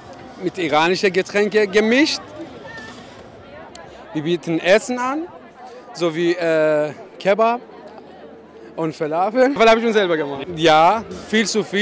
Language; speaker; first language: German; non-native, learner; Persian